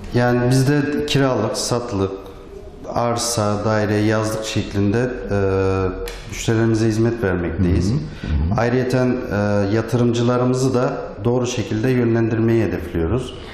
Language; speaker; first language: Turkish; native; Turkish